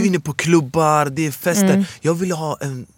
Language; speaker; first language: Swedish; early bilingual, other home language; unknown